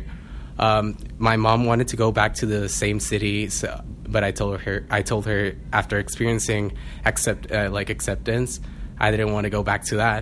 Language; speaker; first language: English; non-native, fluent; Spanish